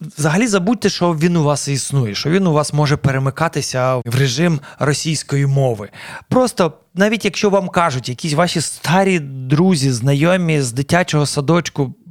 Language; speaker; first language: Ukrainian; non-native, local second language; Russian